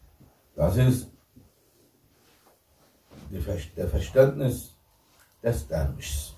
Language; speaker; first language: German; non-native, fluent; Turkish